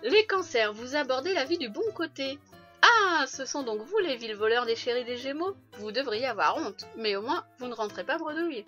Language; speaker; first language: French; native; French